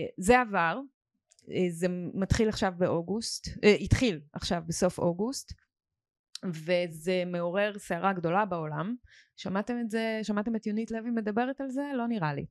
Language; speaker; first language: Hebrew; native; Hebrew